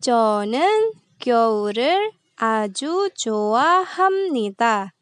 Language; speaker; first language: Korean; non-native, fluent; Indonesian